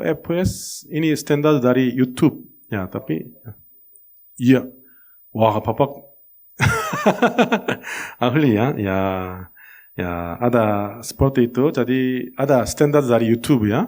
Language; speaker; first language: Indonesian; non-native, fluent; Korean